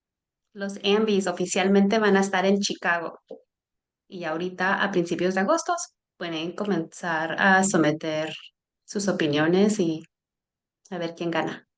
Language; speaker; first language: Spanish; early bilingual, heritage; Spanish